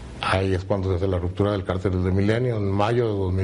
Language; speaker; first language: Spanish; native; Spanish